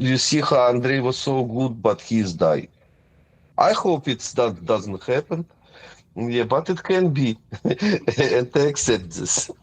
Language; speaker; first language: English; non-native, fluent; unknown